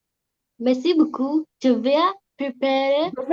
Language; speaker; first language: French; non-native, learner; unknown